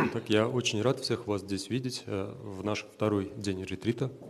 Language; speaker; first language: Russian; native; Russian